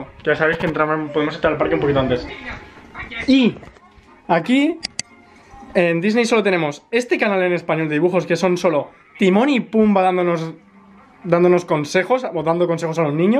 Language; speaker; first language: Spanish; native; Spanish